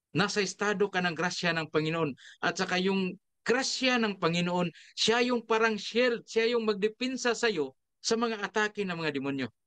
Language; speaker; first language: Filipino; non-native, local second language; Cebuano